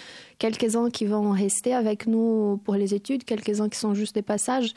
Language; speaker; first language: French; non-native, fluent; Portuguese